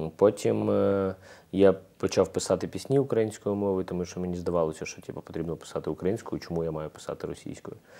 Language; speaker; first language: Ukrainian; non-native, local second language; Russian